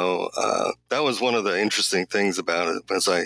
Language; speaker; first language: English; native; English